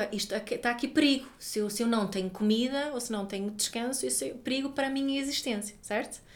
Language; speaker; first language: Portuguese; non-native, fluent; Swedish